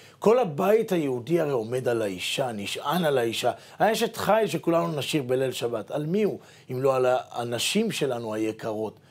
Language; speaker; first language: Hebrew; native; Hebrew